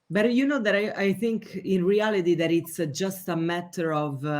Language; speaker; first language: English; non-native, fluent; Italian